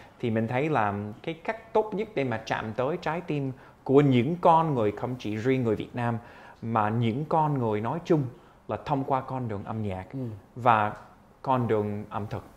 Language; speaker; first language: Vietnamese; non-native, fluent; English